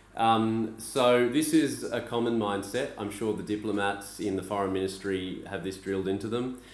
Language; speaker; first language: English; native; English